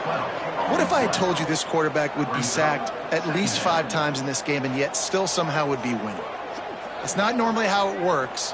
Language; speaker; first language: English; native; English